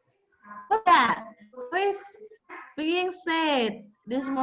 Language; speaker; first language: English; non-native, fluent; Indonesian